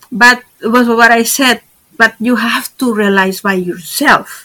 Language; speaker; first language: English; non-native, fluent; Spanish